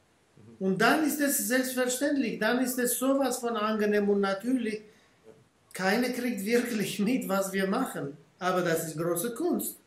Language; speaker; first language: German; non-native, fluent; Armenian